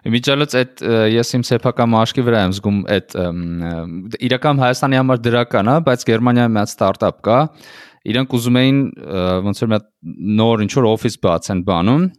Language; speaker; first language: Armenian; native; Armenian